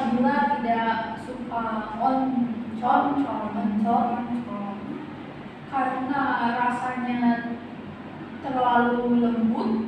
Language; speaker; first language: Indonesian; non-native, learner; Arabic